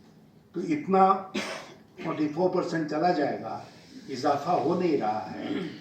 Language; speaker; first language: Hindi; native; Hindi